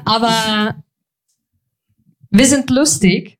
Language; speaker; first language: German; non-native, fluent; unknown